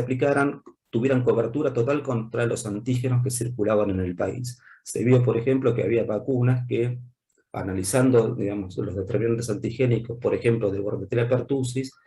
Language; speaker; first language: Spanish; native; Spanish